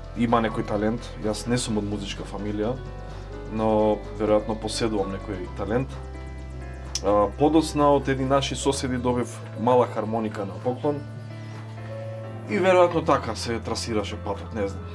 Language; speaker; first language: Macedonian; native; Macedonian